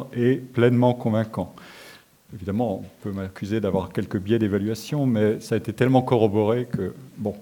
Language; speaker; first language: French; native; French